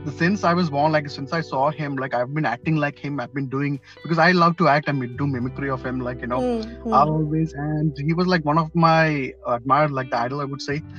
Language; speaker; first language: English; non-native, local second language; Malayalam